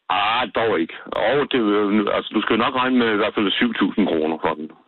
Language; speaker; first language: Danish; native; Danish